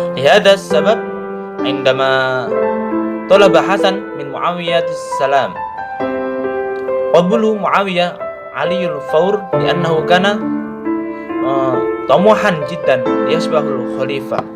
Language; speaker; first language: Arabic; non-native, learner; Indonesian